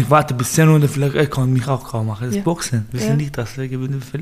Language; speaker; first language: German; non-native, learner; Baluchi